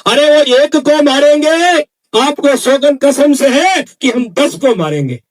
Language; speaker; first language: Hindi; non-native, local second language; Kannada